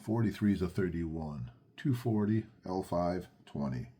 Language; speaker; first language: English; native; English